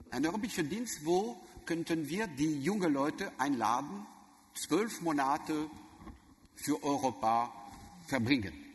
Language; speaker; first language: German; non-native, learner; French